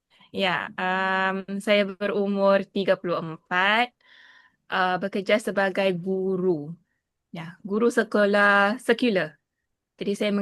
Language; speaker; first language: Indonesian; non-native, local second language; Malay